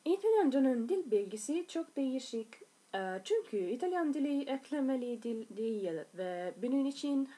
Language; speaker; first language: Turkish; non-native, learner; Italian